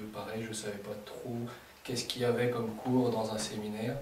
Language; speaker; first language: French; native; French